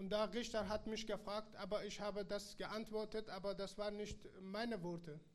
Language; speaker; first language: German; non-native, learner; Persian